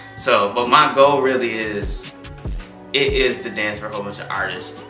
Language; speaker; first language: English; native; English